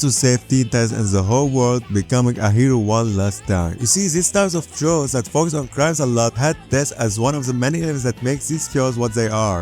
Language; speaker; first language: English; non-native, fluent; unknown